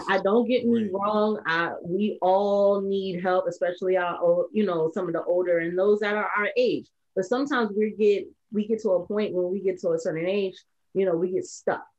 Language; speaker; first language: English; native; English